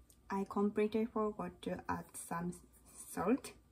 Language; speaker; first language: English; non-native, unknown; Japanese